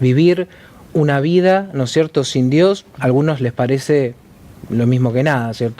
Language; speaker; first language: Spanish; native; Spanish